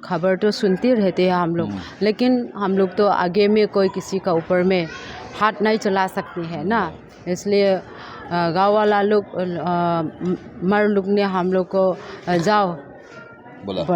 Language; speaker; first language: Hindi; non-native, local second language; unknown